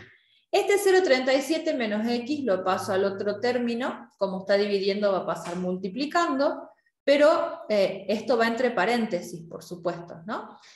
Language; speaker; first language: Spanish; native; Spanish